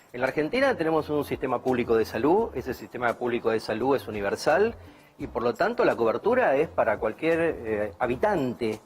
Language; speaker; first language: Spanish; native; Spanish